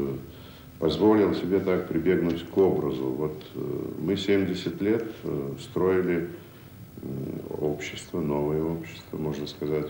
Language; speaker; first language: Russian; native; Russian